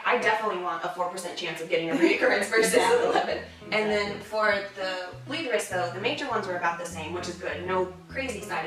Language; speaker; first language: English; native; English